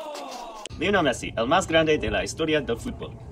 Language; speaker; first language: Spanish; non-native, learner; English